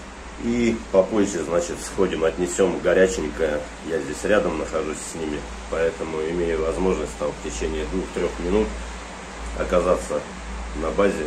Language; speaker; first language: Russian; native; Russian